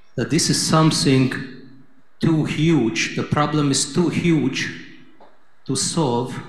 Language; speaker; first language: English; non-native, fluent; Hungarian